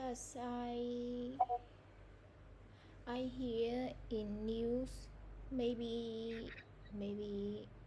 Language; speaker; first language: English; non-native, learner; Vietnamese